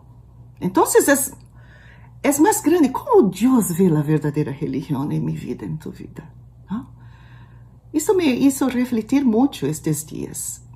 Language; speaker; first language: Portuguese; non-native, fluent; Spanish